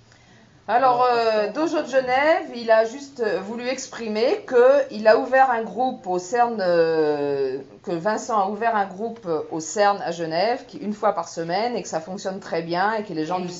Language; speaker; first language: French; native; French